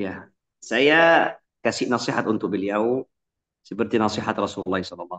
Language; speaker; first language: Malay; non-native, fluent; Arabic